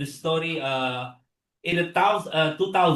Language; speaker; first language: English; non-native, learner; Indonesian